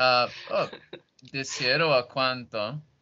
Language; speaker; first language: Spanish; non-native, learner; Portuguese